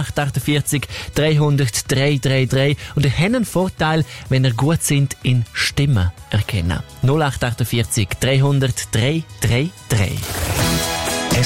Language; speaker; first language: German; native; German